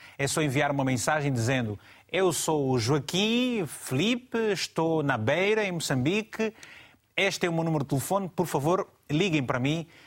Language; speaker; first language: Portuguese; native; Portuguese